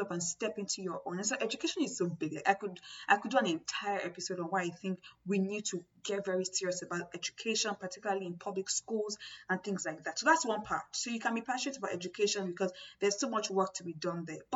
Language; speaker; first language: English; non-native, local second language; Yoruba